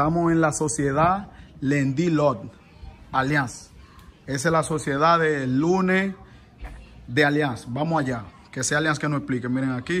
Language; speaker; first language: Spanish; native; Spanish